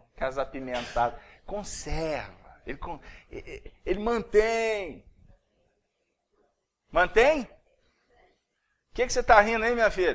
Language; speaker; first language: Portuguese; native; Portuguese